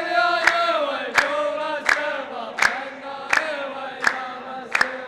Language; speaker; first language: Arabic; native; Arabic